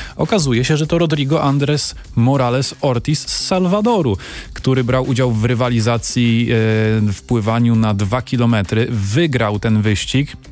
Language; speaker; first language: Polish; native; Polish